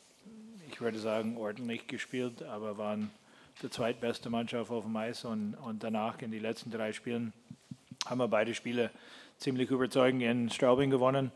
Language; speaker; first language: German; non-native, fluent; English